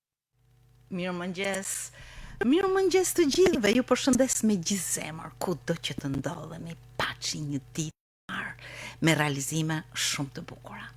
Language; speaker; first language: Albanian; native; Albanian